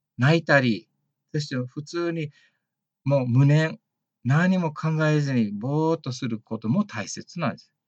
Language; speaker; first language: Japanese; early bilingual, heritage; Japanese